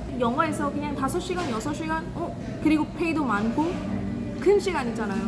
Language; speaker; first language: Korean; non-native, learner; Hindi